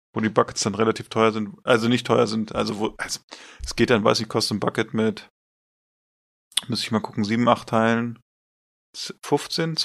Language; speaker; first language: German; native; German